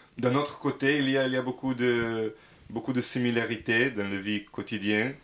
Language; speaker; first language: French; non-native, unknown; Serbian